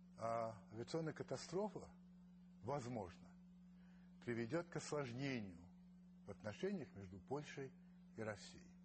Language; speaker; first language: Russian; early bilingual, heritage; Russian